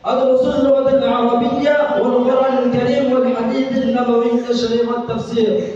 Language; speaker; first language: Arabic; non-native, learner; Urdu